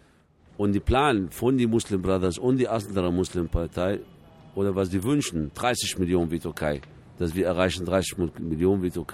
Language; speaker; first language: German; non-native, fluent; Arabic